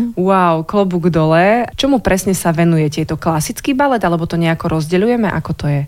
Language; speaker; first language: Slovak; native; Slovak